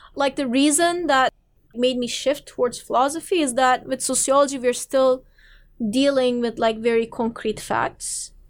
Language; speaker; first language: English; non-native, fluent; Turkish